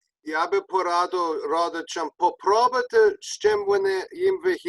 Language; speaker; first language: Ukrainian; early bilingual, heritage; Ukrainian